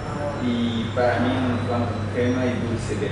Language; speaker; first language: Spanish; non-native, learner; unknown